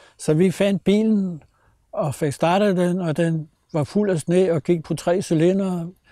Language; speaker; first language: Danish; native; Danish